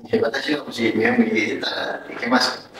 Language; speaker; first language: Japanese; non-native, learner; Indonesian